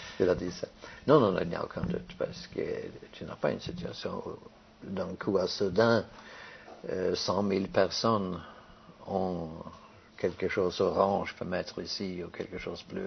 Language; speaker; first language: French; non-native, fluent; Norwegian